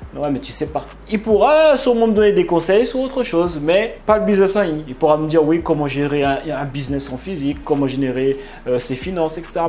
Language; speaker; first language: French; native; French